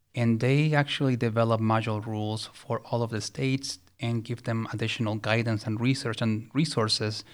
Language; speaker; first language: English; early bilingual, other home language; Spanish